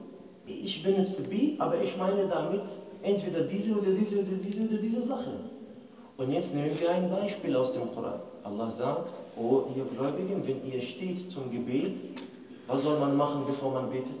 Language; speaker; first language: German; non-native, fluent; Arabic